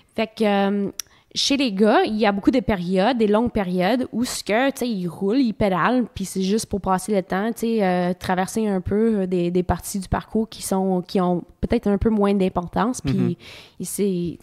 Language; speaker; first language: French; native; French